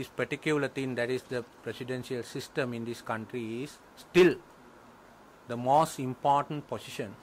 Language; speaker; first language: English; non-native, local second language; Sinhala